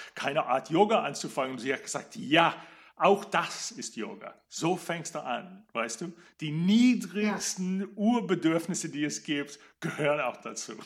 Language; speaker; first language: German; non-native, fluent; English